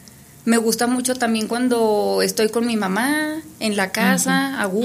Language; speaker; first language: Spanish; native; Spanish